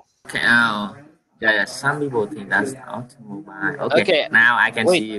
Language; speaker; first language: English; non-native, learner; Vietnamese